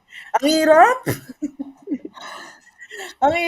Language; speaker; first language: Filipino; native; Filipino